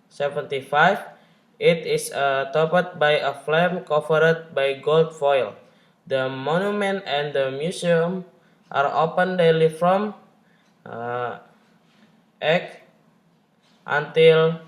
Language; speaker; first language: English; non-native, learner; Indonesian